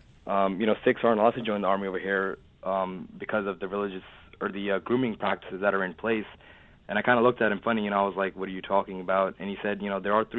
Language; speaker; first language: English; native; English